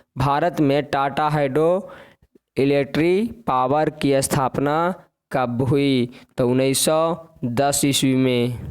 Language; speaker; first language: Hindi; native; Hindi